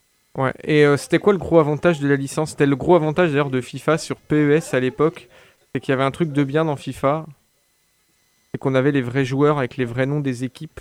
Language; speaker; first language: French; native; French